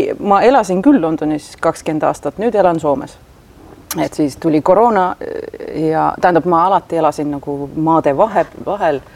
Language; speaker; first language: Estonian; non-native, local second language; Russian